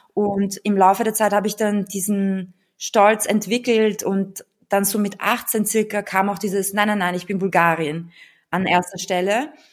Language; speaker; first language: German; early bilingual, other home language; Bulgarian